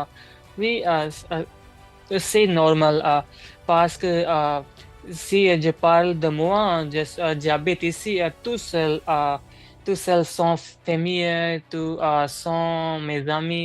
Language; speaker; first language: French; non-native, learner; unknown